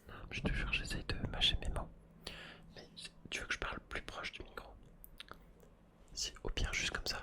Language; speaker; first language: French; native; French